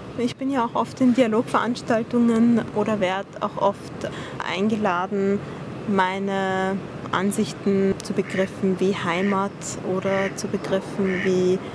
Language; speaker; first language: German; early bilingual, other home language; Arabic